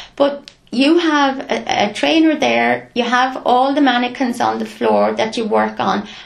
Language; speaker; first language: English; native; English